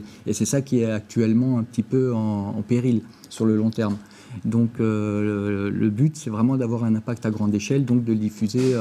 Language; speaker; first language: French; native; French